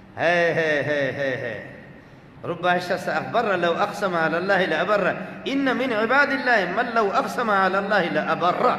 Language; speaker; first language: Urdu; non-native, local second language; Baluchi